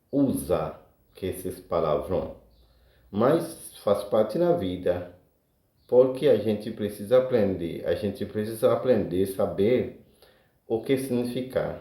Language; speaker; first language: Portuguese; non-native, learner; Haitian Creole